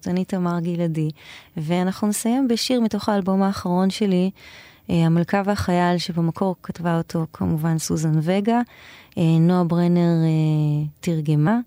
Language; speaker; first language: Hebrew; native; Hebrew